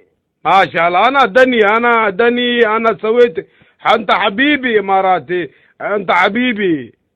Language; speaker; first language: Arabic; non-native, learner; Somali